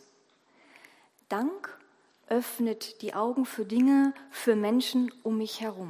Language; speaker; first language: German; native; German